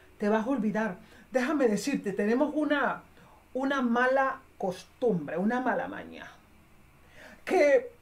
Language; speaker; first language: Spanish; native; Spanish